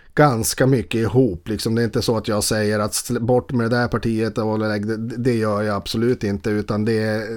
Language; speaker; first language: Swedish; native; Swedish